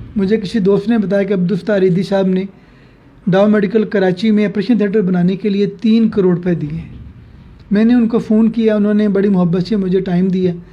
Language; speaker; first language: Urdu; non-native, local second language; Punjabi